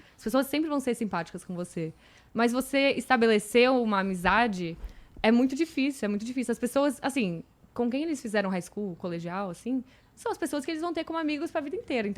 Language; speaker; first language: Portuguese; native; Portuguese